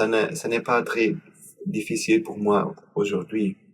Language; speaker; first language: French; non-native, learner; German